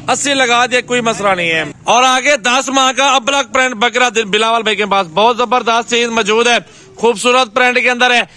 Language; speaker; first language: Urdu; non-native, local second language; Punjabi